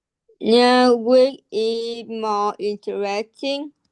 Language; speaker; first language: English; non-native, learner; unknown